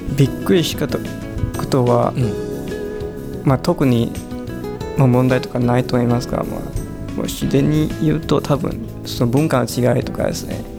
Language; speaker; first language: Japanese; non-native, fluent; Chinese